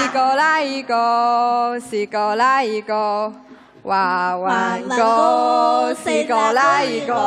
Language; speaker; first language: Chinese; native; Chinese